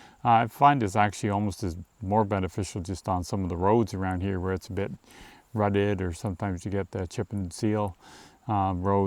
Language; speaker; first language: English; native; English